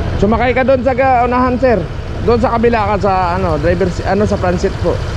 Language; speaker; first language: Filipino; native; Filipino